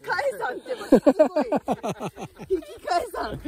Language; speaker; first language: Japanese; native; Japanese